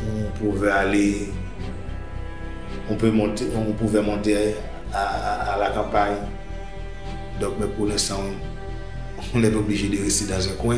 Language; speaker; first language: French; non-native, local second language; Haitian Creole